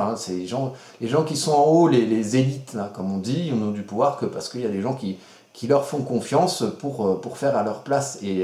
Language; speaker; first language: French; native; French